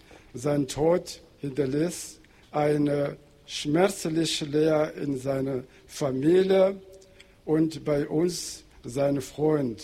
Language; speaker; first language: German; non-native, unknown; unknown